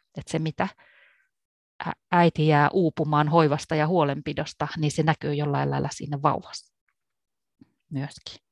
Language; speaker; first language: Finnish; native; Finnish